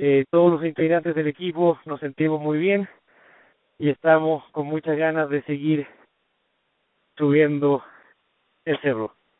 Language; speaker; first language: Spanish; native; Spanish